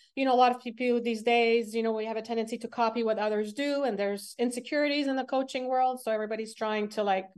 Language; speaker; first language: English; non-native, fluent; French